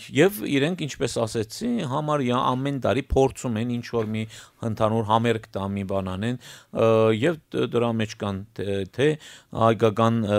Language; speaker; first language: Armenian; early bilingual, heritage; Armenian